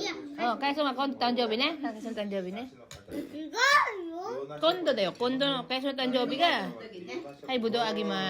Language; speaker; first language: Japanese; non-native, learner; Filipino